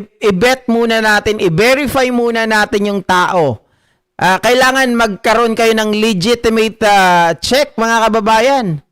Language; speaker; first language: Filipino; native; Filipino